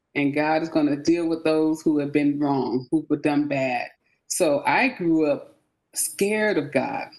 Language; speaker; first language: English; native; English